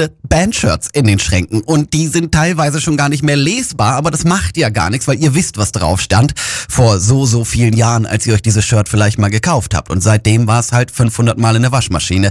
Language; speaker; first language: German; native; German